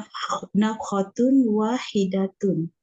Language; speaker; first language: Arabic; non-native, learner; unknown